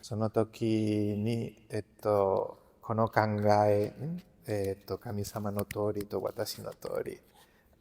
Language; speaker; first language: Japanese; non-native, learner; Spanish